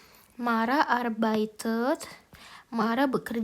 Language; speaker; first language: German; non-native, fluent; Indonesian